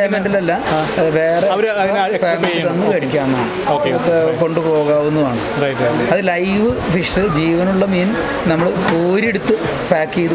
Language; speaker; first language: Malayalam; native; Malayalam